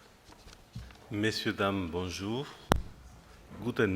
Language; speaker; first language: French; non-native, fluent; Spanish